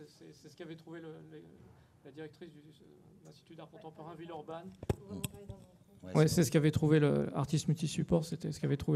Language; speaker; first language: French; native; French